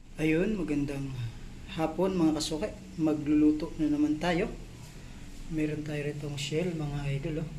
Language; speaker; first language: Filipino; native; Filipino